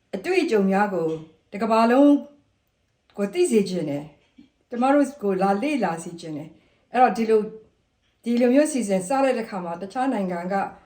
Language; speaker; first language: Burmese; non-native, local second language; S'gaw Karen